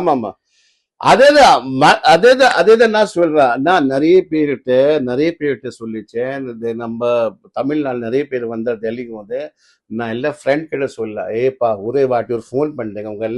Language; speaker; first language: Tamil; non-native, fluent; Hindi